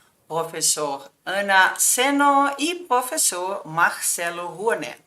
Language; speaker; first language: French; non-native, fluent; Portuguese